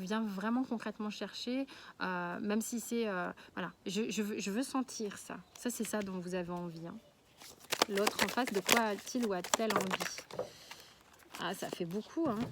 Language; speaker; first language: French; native; French